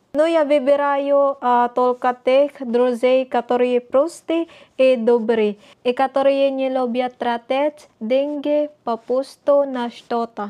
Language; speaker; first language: Russian; non-native, learner; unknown